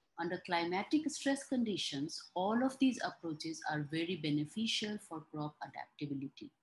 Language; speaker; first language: English; non-native, local second language; Hindi